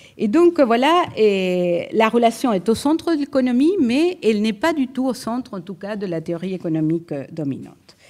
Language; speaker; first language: French; non-native, fluent; Spanish